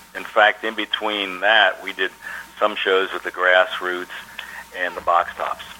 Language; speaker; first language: English; native; English